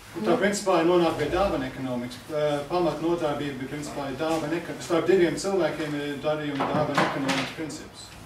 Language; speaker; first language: Latvian; early bilingual, heritage; English